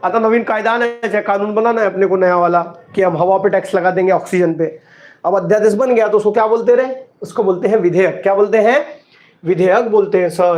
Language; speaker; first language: Hindi; non-native, local second language; Marathi